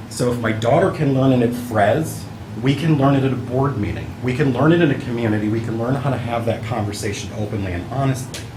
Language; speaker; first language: English; early bilingual, other home language; Italian